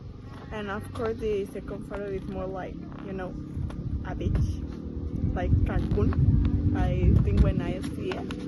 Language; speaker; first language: English; non-native, learner; Spanish